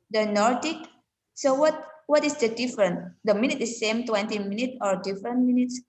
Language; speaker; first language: English; non-native, learner; Indonesian